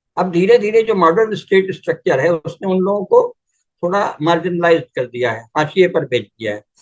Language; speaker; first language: Hindi; native; Hindi